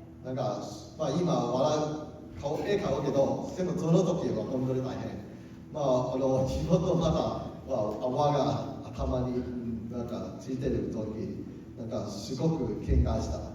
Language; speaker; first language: Japanese; non-native, learner; Cantonese